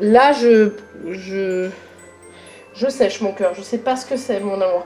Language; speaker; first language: French; native; French